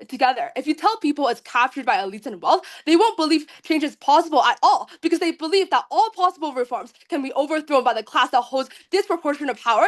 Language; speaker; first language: English; non-native, fluent; Chinese